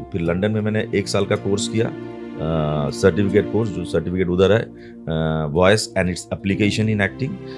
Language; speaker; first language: Hindi; non-native, local second language; Bangla